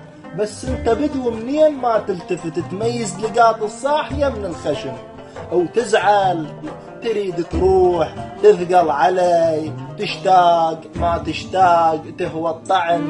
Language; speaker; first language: Arabic; native; Arabic